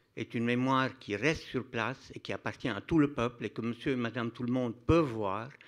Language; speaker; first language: French; non-native, local second language; Arabic